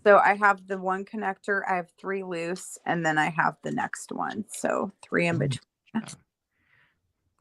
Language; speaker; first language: English; native; English